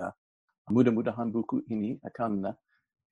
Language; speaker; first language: Indonesian; non-native, fluent; English